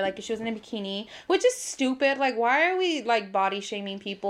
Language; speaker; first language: English; early bilingual, other home language; Spanish